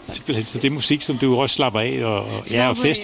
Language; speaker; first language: Danish; native; Danish